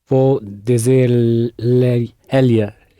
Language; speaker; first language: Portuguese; non-native, learner; English